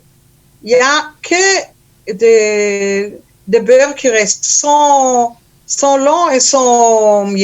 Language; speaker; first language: French; non-native, learner; Hebrew